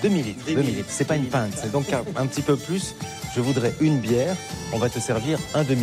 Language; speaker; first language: French; native; French